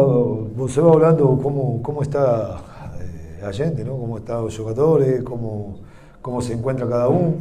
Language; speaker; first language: Portuguese; non-native, learner; Spanish